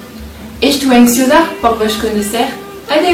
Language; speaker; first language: Portuguese; non-native, learner; French